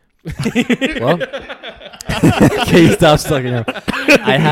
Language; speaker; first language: English; native; English